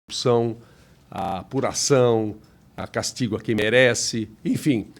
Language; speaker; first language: Portuguese; native; Portuguese